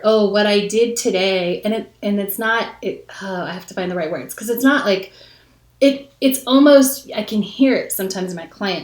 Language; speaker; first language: English; native; English